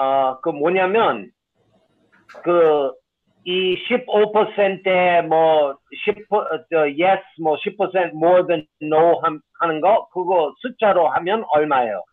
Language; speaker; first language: Korean; non-native, fluent; English